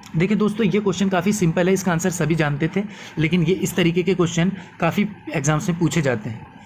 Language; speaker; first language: Hindi; native; Hindi